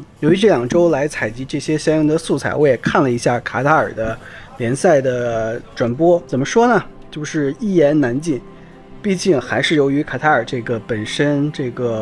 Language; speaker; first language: Chinese; native; Chinese